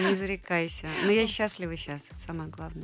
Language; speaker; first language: Russian; native; Russian